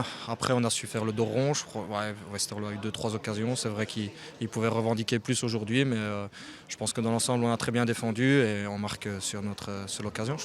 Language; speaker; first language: French; non-native, local second language; Luxembourgish